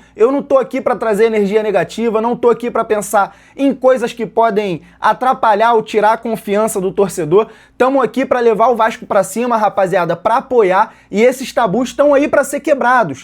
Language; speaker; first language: Portuguese; native; Portuguese